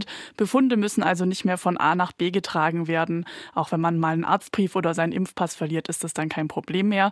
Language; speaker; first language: German; native; German